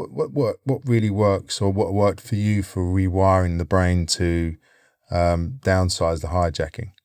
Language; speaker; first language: English; native; English